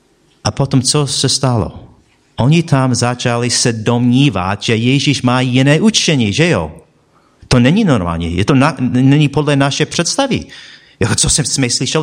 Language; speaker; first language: Czech; non-native, fluent; English